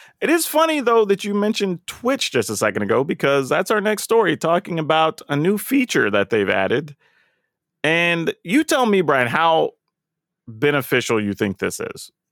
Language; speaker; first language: English; native; English